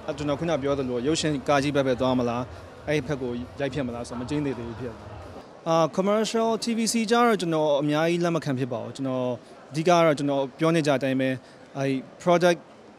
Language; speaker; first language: Burmese; native; Burmese